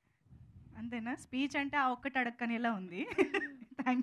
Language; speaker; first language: Telugu; native; Telugu